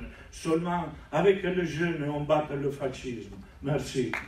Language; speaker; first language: French; non-native, learner; Italian